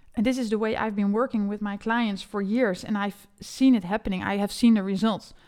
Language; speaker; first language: English; non-native, fluent; Dutch